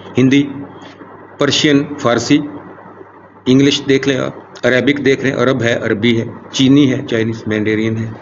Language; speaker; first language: Urdu; non-native, local second language; Punjabi